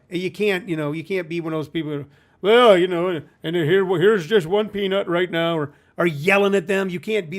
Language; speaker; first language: English; native; English